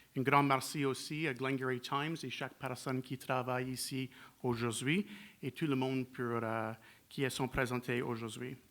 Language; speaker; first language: French; non-native, learner; English